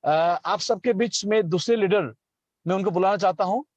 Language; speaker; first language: Hindi; non-native, local second language; Assamese